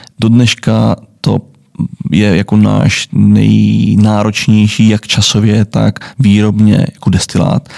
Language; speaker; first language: Czech; native; Czech